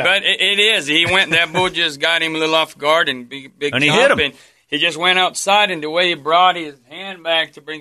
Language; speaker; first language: English; non-native, fluent; Portuguese